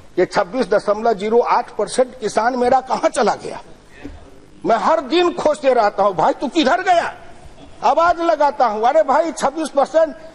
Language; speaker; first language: Hindi; non-native, local second language; Maithili